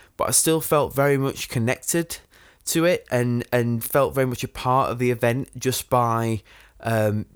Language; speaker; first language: English; native; English